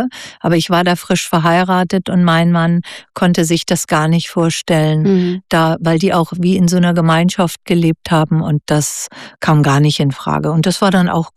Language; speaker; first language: German; native; German